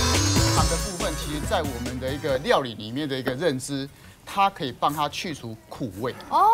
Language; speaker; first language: Chinese; native; Chinese